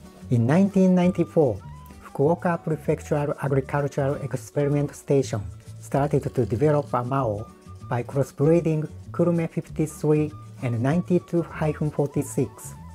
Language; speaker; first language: English; non-native, fluent; Japanese